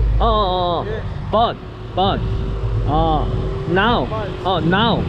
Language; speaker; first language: English; non-native, learner; Korean